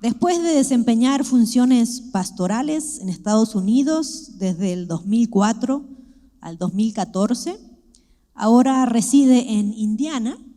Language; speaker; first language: Spanish; native; Spanish